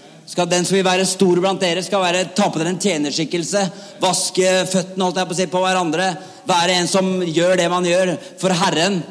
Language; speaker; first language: Norwegian; native; Norwegian